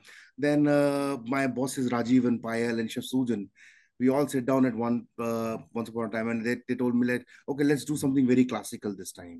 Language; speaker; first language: English; non-native, local second language; Punjabi